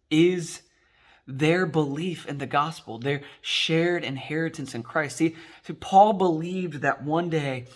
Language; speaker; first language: English; native; English